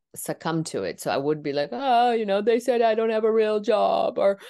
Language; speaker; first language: English; non-native, fluent; Tamil